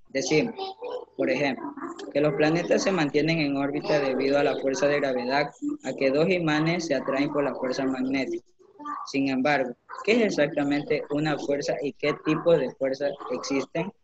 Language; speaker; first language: Spanish; native; Spanish